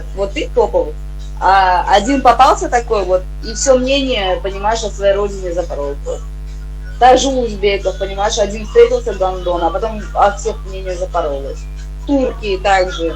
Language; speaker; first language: Russian; native; Russian